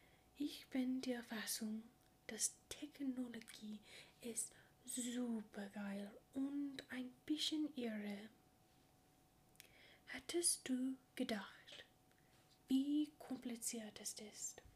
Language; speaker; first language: German; non-native, learner; English